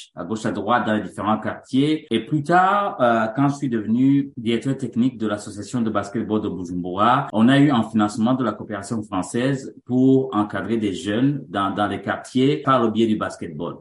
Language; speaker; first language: French; non-native, local second language; Rundi